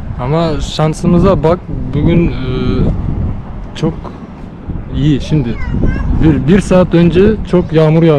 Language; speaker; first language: Turkish; non-native, learner; Bashkir